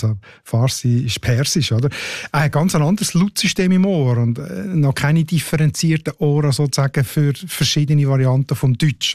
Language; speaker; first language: German; native; German